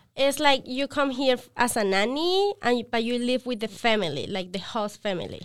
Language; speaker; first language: English; non-native, learner; Spanish